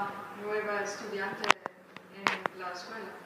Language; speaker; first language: Spanish; non-native, learner; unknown